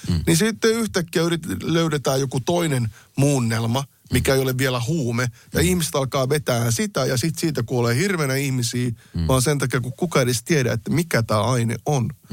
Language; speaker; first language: Finnish; early bilingual, other home language; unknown